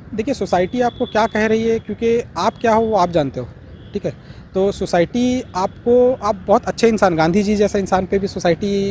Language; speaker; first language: Hindi; native; Hindi